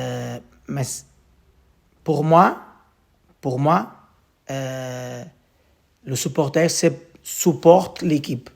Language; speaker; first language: French; non-native, learner; Portuguese